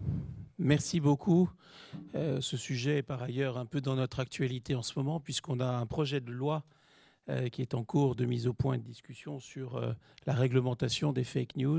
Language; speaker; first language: French; native; French